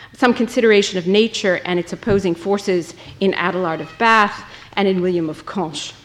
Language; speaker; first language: English; native; English